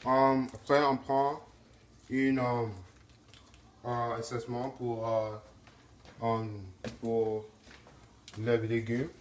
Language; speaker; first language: French; non-native, learner; English